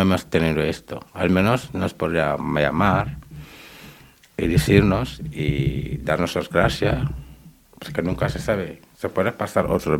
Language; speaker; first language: Spanish; non-native, learner; Wolof